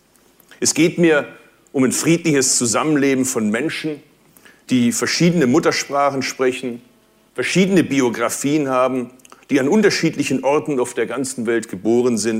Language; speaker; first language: German; early bilingual, other home language; Turkish